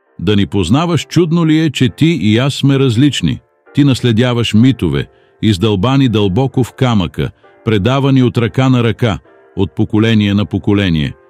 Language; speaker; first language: Bulgarian; non-native, learner; English